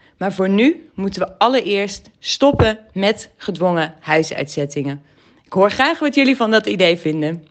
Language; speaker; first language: Dutch; native; Dutch